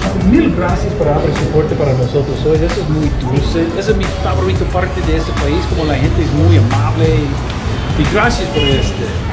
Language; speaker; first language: Spanish; non-native, learner; English